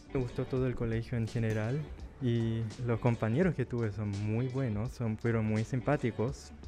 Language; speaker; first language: Spanish; early bilingual, other home language; Chinese